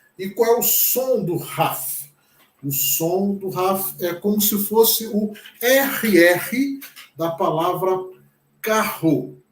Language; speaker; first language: Portuguese; native; Portuguese